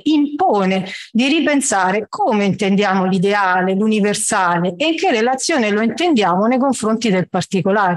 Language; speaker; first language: Italian; native; Italian